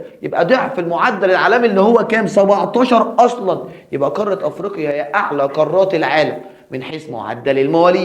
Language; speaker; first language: Arabic; native; Arabic